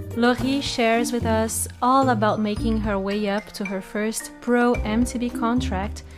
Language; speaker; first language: English; non-native, fluent; Portuguese